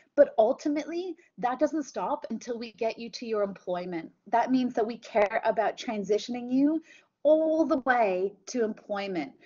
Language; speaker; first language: English; native; English